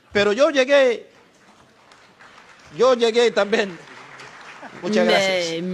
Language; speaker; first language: Spanish; non-native, learner; Portuguese